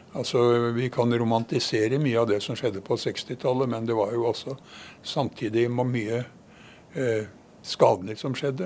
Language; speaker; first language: Norwegian; native; Norwegian